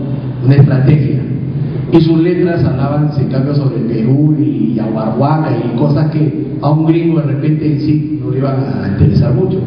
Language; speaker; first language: Spanish; native; Spanish